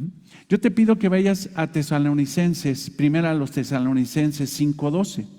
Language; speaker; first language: Spanish; native; Spanish